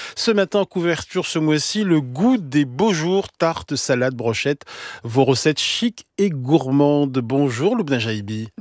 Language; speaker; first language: French; native; French